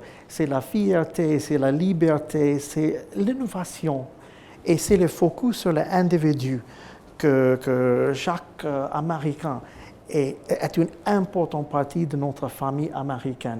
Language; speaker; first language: French; non-native, fluent; English